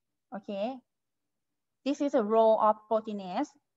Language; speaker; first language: English; non-native, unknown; Thai